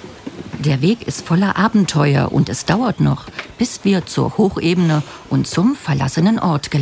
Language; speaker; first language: German; native; German